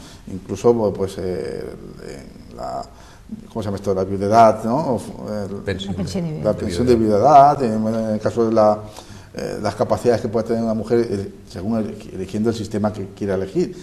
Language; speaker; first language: Spanish; native; Spanish